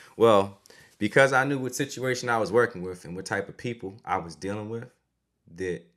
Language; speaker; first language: English; native; English